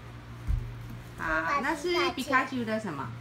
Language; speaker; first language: Chinese; native; Chinese